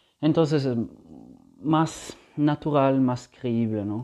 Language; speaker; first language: Spanish; non-native, fluent; Italian